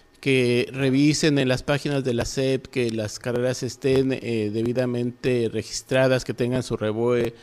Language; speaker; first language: Spanish; native; Spanish